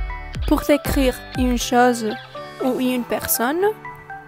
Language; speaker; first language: French; non-native, learner; Spanish